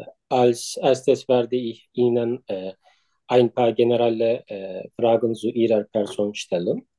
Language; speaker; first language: German; non-native, learner; Turkish